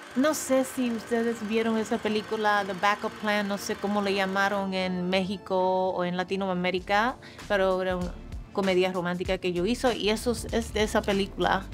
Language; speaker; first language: Spanish; early bilingual, other home language; English